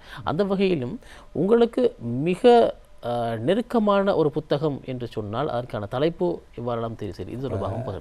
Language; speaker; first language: Tamil; native; Tamil